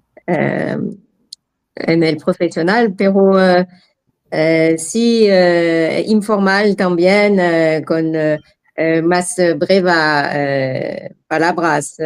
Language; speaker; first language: Spanish; non-native, learner; French